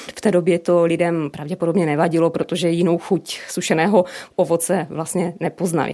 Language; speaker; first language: Czech; native; Czech